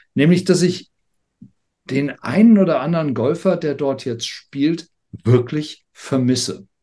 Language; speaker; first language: German; non-native, fluent; English